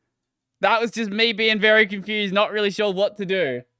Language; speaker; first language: English; native; English